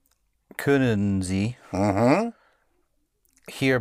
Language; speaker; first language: German; non-native, learner; English